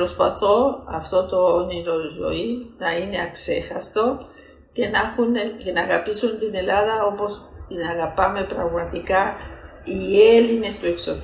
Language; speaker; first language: Greek; early bilingual, heritage; Greek